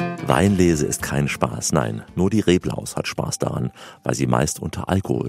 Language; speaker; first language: German; native; German